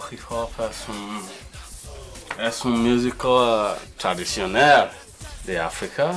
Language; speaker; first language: Spanish; non-native, learner; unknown